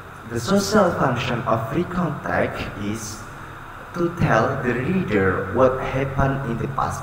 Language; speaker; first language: English; non-native, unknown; Indonesian